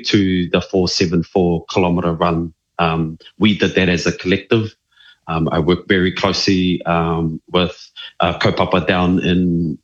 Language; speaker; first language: English; native; English